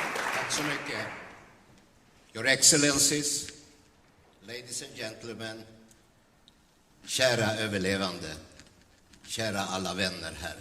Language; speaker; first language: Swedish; early bilingual, other home language; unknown